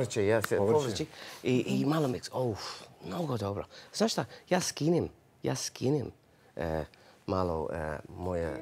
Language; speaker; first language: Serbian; non-native, learner; English